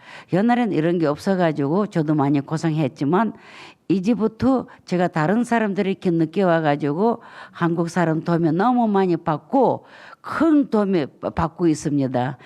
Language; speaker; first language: Korean; non-native, fluent; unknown